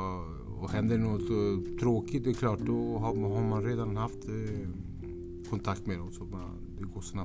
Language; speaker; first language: Swedish; non-native, fluent; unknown